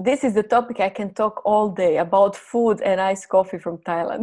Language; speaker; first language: English; non-native, fluent; Croatian